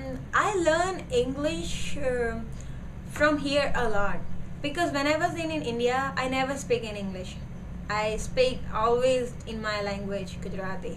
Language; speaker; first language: English; non-native, learner; Gujarati